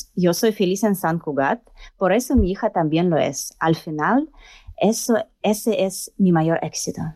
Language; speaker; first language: Spanish; non-native, learner; Russian